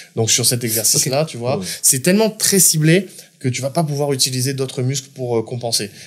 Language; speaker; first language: French; native; French